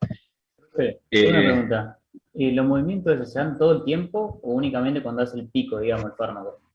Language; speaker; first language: Spanish; native; Spanish